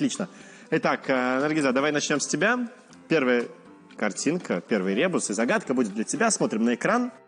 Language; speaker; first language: Russian; native; Russian